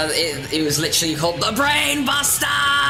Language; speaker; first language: English; native; English